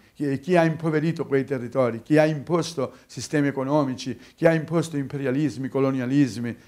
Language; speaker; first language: Italian; native; Italian